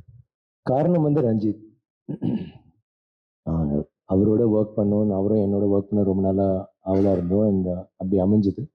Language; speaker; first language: Tamil; native; Tamil